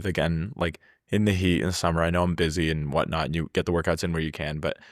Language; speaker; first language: English; native; English